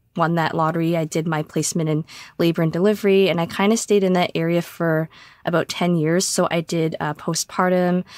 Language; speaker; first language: English; native; English